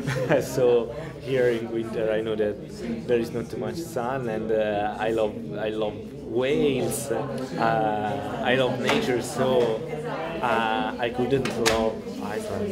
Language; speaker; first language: English; non-native, learner; Italian